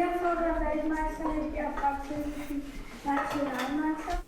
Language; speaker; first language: German; non-native, learner; French